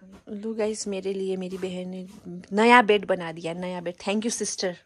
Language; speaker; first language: Hindi; non-native, local second language; Nepali